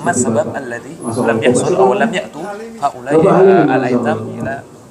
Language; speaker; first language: Arabic; non-native, fluent; Indonesian